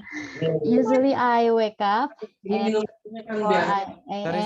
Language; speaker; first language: English; non-native, learner; Indonesian